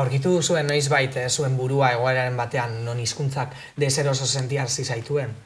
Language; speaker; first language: Basque; native; Basque